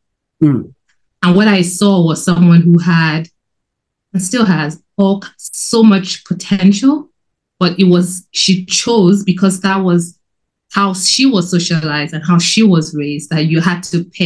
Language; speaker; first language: English; non-native, local second language; Yoruba